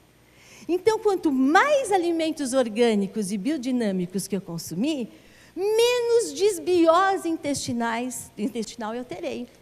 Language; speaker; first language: Portuguese; native; Portuguese